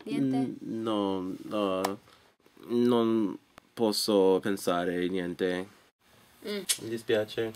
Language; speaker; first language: Italian; non-native, learner; English